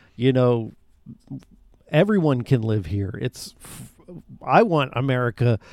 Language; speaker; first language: English; native; English